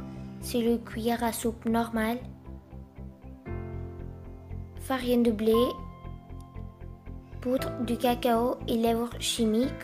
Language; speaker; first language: French; non-native, fluent; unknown